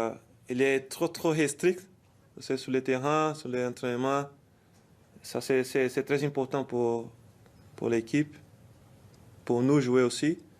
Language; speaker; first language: French; non-native, fluent; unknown